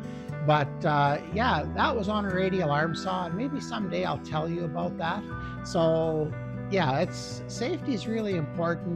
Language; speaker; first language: English; native; English